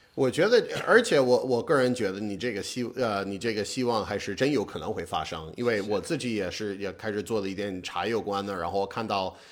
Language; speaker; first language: Chinese; non-native, fluent; English